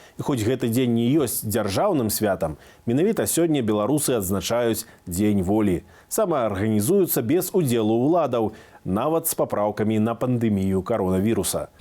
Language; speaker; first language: Belarusian; native; Belarusian